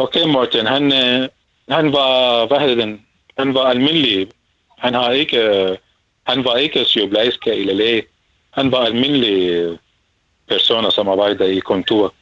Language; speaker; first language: Danish; non-native, learner; Arabic